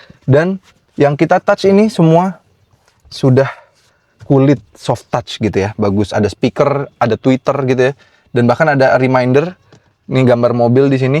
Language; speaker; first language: Indonesian; native; Indonesian